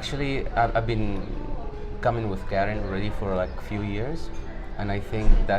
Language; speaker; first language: English; non-native, fluent; Arabic